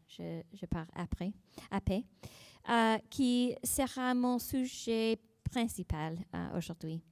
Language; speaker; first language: French; non-native, learner; English